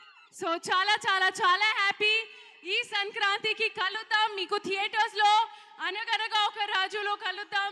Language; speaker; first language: Telugu; non-native, local second language; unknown